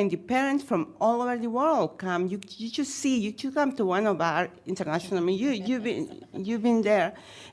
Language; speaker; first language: English; non-native, fluent; Spanish